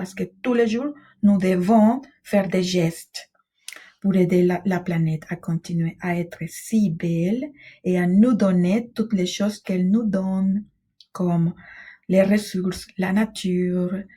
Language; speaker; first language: French; non-native, fluent; Spanish